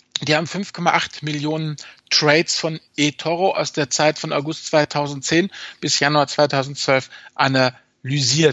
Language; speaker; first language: German; native; German